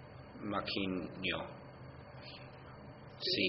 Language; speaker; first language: Italian; non-native, learner; English